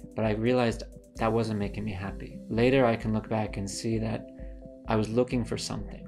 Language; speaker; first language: English; native; English